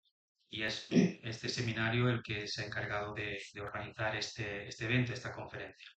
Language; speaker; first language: Spanish; native; Spanish